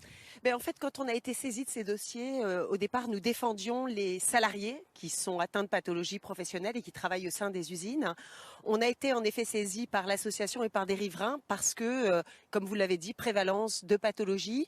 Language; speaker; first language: French; native; French